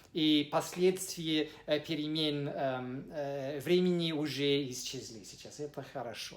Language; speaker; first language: Russian; non-native, fluent; English